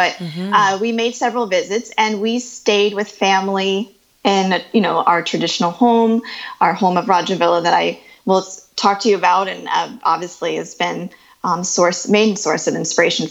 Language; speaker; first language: English; native; English